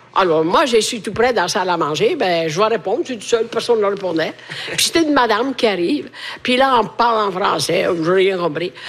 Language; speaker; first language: French; non-native, fluent; Italian